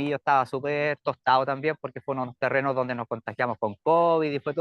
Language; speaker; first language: Spanish; native; Spanish